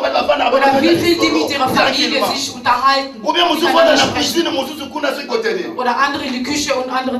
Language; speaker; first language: German; non-native, learner; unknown